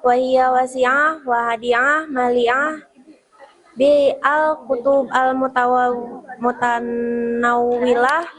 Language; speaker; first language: Arabic; non-native, learner; Indonesian